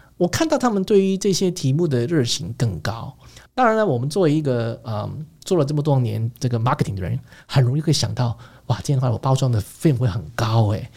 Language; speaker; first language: Chinese; non-native, local second language; Cantonese